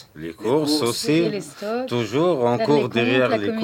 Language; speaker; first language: French; non-native, learner; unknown